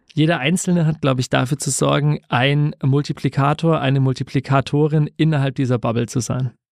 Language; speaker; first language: German; native; German